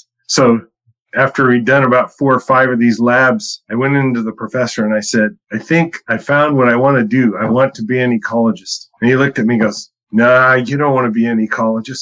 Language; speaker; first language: English; native; English